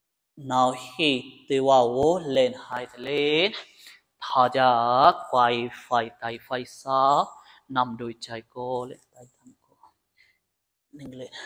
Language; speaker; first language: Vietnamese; non-native, learner; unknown